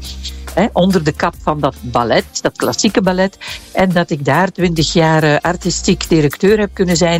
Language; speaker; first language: Dutch; native; Dutch